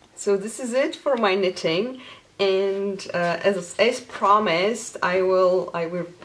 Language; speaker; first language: English; non-native, fluent; Polish